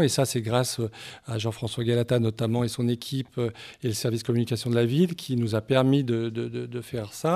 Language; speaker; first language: French; native; French